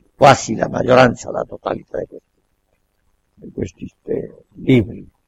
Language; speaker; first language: Italian; non-native, fluent; Spanish